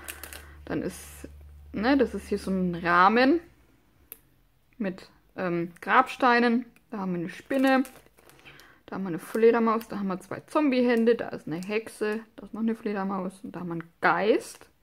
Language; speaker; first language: German; non-native, fluent; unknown